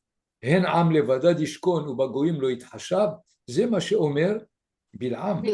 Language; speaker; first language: Hebrew; non-native, fluent; French